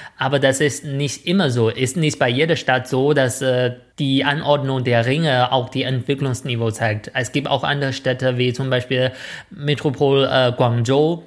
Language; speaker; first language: German; non-native, fluent; Chinese